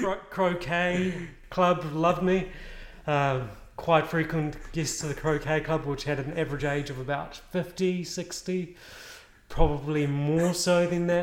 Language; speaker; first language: English; native; English